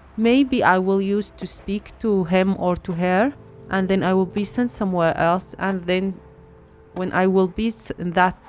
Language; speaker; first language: English; non-native, fluent; Arabic